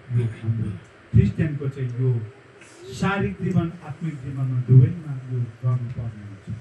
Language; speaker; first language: Nepali; non-native, local second language; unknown